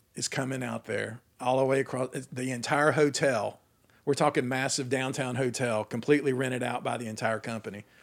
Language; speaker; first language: English; native; English